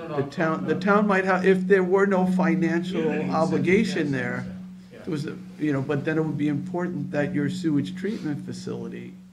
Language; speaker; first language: English; native; English